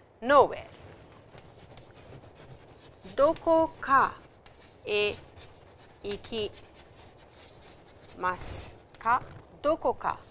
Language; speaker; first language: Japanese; non-native, fluent; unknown